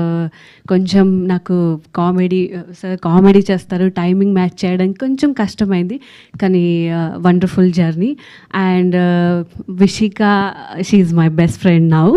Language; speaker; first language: Telugu; non-native, learner; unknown